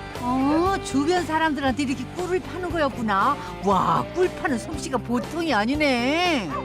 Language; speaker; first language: Korean; native; Korean